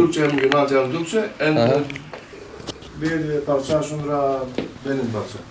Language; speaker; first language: Turkish; non-native, learner; Greek